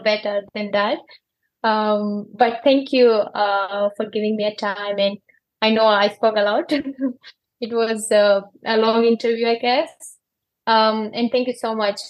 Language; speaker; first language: English; non-native, fluent; Persian